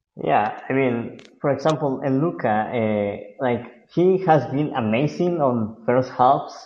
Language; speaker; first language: English; non-native, fluent; Spanish